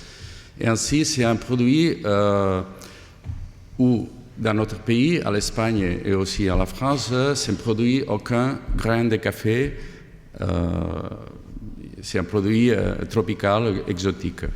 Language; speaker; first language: French; non-native, fluent; Catalan